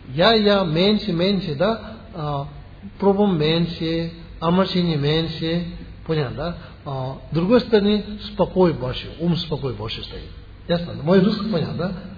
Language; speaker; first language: Russian; non-native, learner; Tibetan